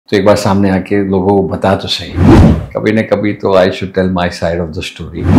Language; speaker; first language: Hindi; non-native, local second language; English